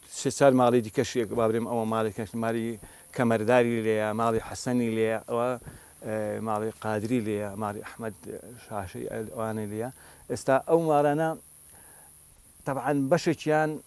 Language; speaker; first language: Central Kurdish; native; Central Kurdish